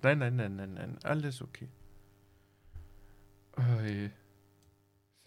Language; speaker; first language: German; native; German